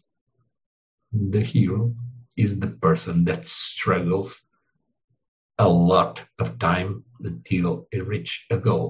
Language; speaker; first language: English; non-native, fluent; Portuguese